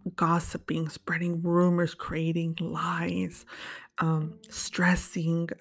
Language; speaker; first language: English; early bilingual, other home language; Spanish